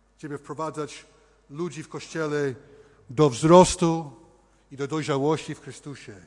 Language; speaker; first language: Polish; early bilingual, heritage; Polish